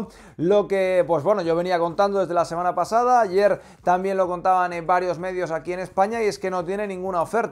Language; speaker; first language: Spanish; native; Spanish